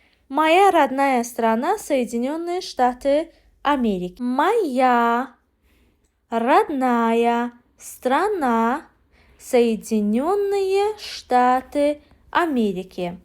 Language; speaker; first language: Russian; non-native, learner; Azerbaijani